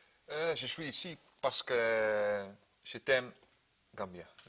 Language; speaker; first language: French; non-native, learner; Dutch